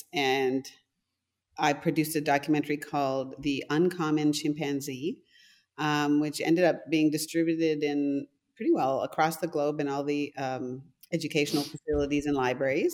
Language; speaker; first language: English; non-native, fluent; German